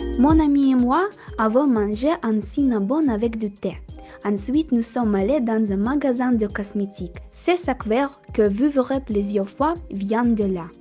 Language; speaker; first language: French; non-native, learner; Russian